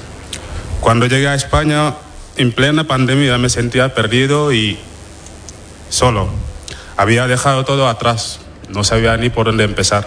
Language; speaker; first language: Spanish; non-native, fluent; Wolof